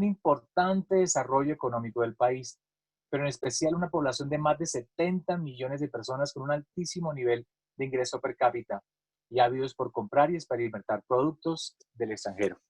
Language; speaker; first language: Spanish; native; Spanish